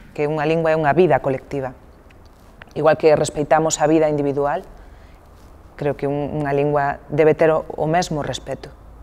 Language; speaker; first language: Galician; non-native, local second language; Spanish